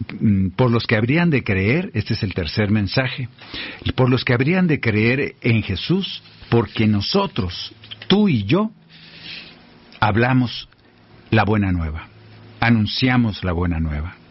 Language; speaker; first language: Spanish; native; Spanish